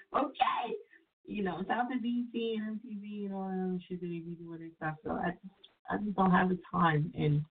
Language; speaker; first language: English; native; English